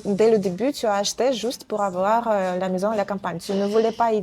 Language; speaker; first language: French; non-native, fluent; Russian